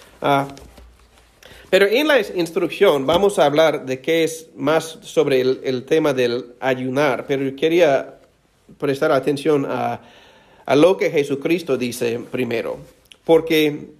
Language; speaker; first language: Spanish; non-native, fluent; English